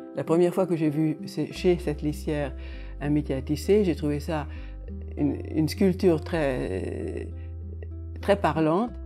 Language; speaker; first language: French; non-native, fluent; Hungarian